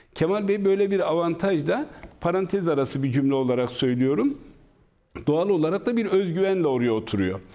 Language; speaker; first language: Turkish; native; Turkish